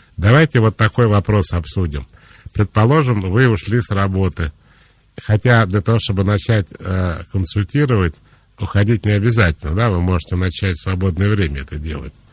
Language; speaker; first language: Russian; native; Russian